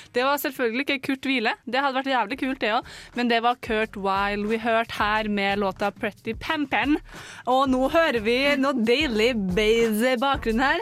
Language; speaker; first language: Norwegian; native; Norwegian